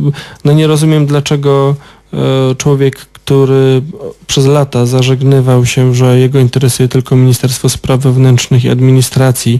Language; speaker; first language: Polish; native; Polish